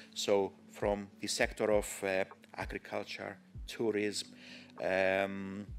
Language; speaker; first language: English; non-native, fluent; Greek